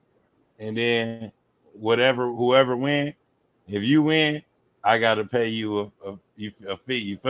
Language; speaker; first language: English; native; English